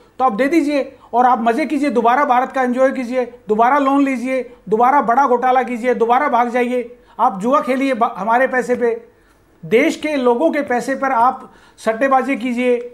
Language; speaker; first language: Hindi; native; Hindi